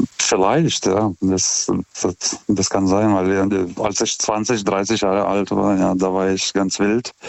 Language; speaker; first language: German; non-native, fluent; Lithuanian